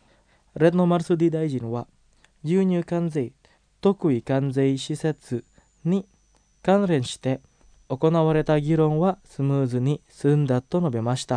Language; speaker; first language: Japanese; non-native, fluent; Indonesian